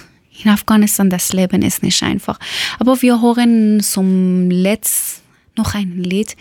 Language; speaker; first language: German; non-native, learner; Persian